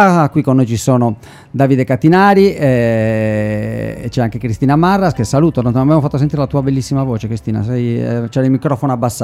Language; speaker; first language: Italian; native; Italian